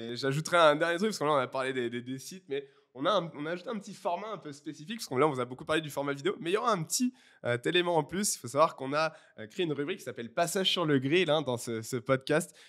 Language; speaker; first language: French; native; French